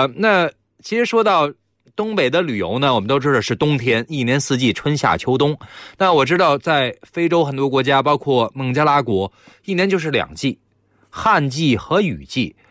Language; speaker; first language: Chinese; native; Chinese